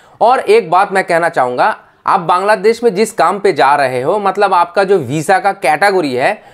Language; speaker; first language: Hindi; non-native, fluent; Bangla